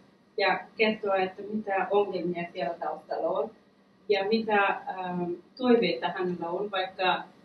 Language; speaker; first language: Finnish; non-native, fluent; Persian